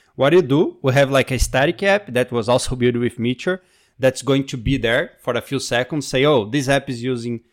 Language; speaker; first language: English; non-native, fluent; Portuguese